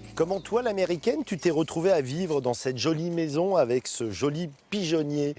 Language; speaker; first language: French; native; French